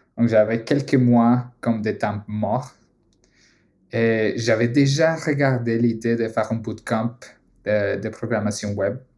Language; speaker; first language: French; non-native, fluent; Spanish